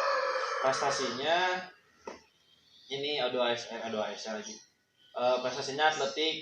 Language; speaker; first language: Indonesian; non-native, local second language; Sundanese